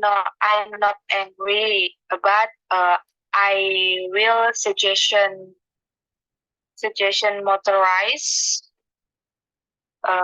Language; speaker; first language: English; non-native, learner; Indonesian